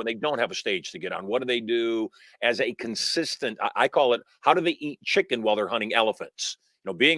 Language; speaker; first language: English; native; English